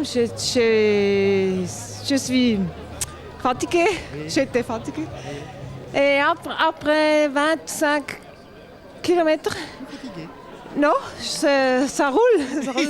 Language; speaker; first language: French; non-native, learner; German